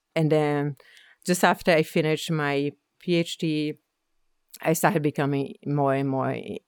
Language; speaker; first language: English; non-native, fluent; Portuguese